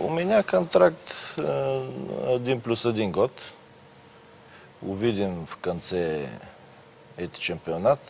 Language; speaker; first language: Russian; non-native, learner; Bulgarian